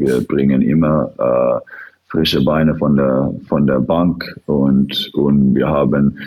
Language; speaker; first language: German; non-native, fluent; Finnish